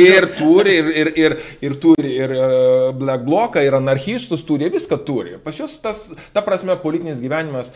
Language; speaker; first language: Lithuanian; non-native, local second language; Russian